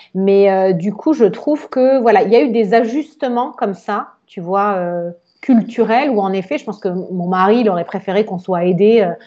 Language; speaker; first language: French; native; French